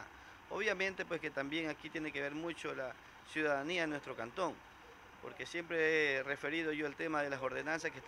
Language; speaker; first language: Spanish; native; Spanish